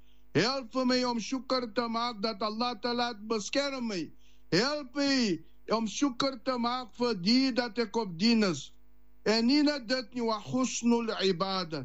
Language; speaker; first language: Dutch; non-native, learner; Afrikaans